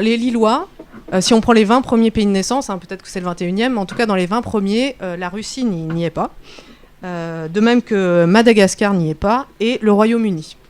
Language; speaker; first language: French; native; French